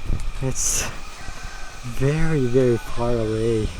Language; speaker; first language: English; non-native, learner; Japanese